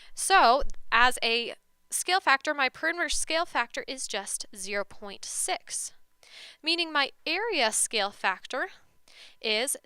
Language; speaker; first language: English; native; English